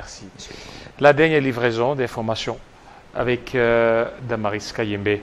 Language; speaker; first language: French; non-native, local second language; Lingala